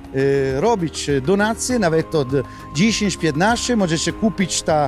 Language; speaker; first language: Polish; non-native, learner; Italian